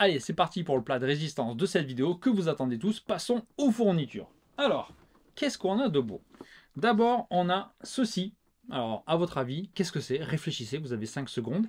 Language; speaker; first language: French; native; French